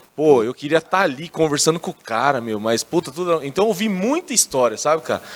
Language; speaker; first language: Portuguese; native; Portuguese